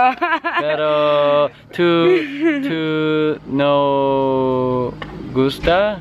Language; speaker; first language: Spanish; non-native, learner; English